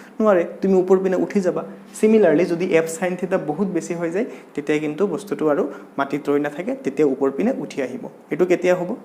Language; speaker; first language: Assamese; native; Assamese